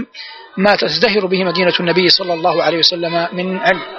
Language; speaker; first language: Arabic; native; Arabic